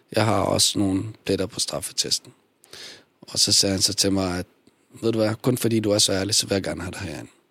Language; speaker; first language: Danish; early bilingual, other home language; Bosnian